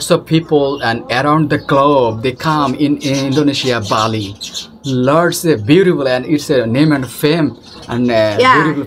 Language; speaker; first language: English; non-native, local second language; Bangla